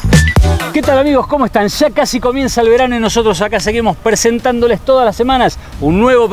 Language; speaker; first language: Spanish; native; Spanish